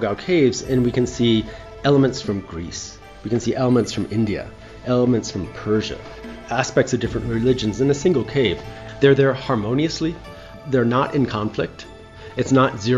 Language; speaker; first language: English; native; English